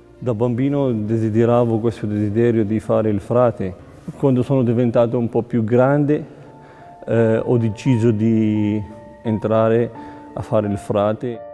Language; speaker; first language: Italian; non-native, fluent; Arabic